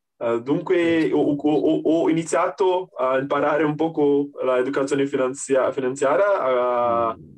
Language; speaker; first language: Italian; non-native, learner; Portuguese